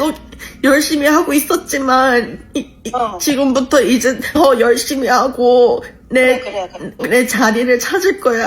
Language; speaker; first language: Korean; early bilingual, heritage; Korean